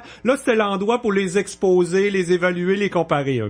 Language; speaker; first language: French; native; French